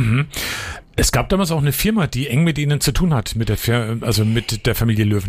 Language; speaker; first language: German; native; German